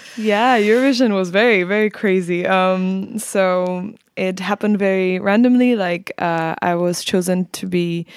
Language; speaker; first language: English; non-native, fluent; Czech